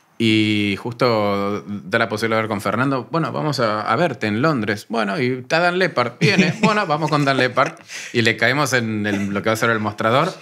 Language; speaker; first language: Spanish; native; Spanish